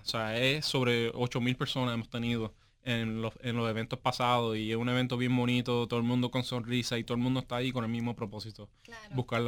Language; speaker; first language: Spanish; native; Spanish